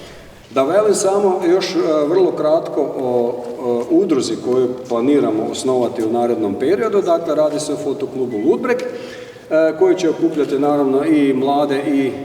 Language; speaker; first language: Croatian; native; Croatian